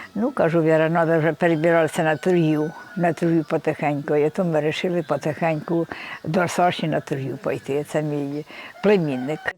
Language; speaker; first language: Ukrainian; native; Ukrainian